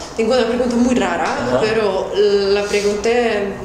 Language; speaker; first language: Spanish; non-native, fluent; Russian